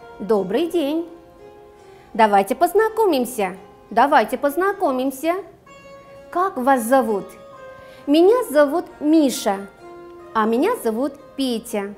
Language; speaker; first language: Russian; non-native, local second language; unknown